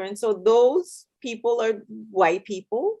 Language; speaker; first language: English; native; English